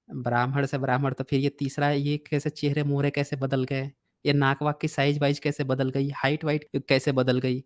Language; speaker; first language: Hindi; native; Hindi